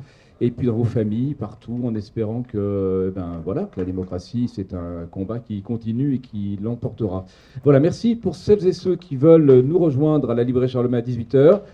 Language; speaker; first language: French; native; French